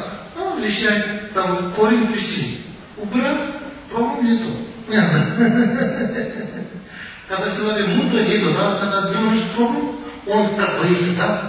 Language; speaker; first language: Russian; non-native, learner; Tibetan